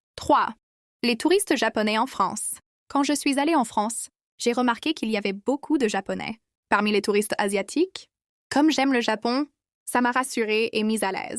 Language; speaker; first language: French; non-native, fluent; Korean